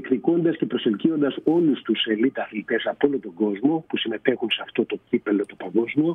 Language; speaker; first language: Greek; native; Greek